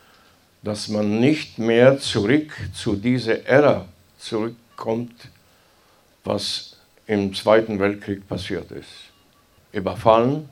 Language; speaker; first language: German; non-native, fluent; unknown